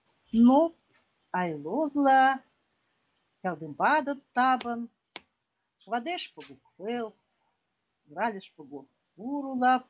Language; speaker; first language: Russian; non-native, local second language; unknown